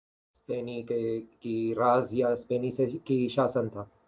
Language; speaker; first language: Hindi; non-native, fluent; Spanish